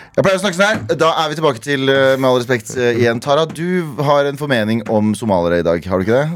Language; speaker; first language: Norwegian; early bilingual, other home language; Kurdish